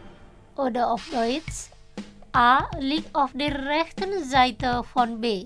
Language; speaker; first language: German; non-native, fluent; Indonesian